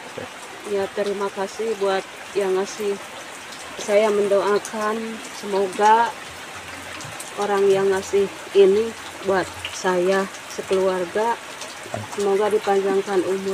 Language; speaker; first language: Indonesian; non-native, local second language; Sundanese